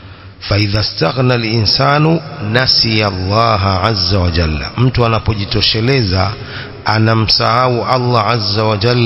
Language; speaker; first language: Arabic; non-native, fluent; Swahili